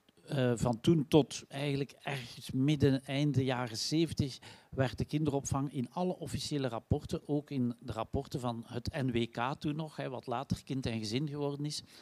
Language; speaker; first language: Dutch; native; Dutch